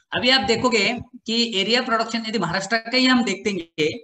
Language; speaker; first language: Hindi; non-native, local second language; Marathi